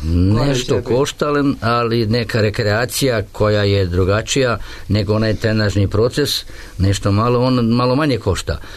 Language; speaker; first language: Serbian; native; Serbian